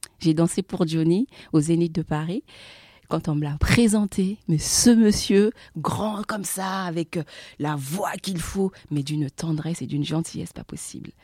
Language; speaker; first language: French; early bilingual, other home language; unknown